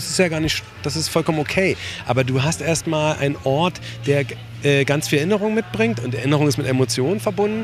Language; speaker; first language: German; native; German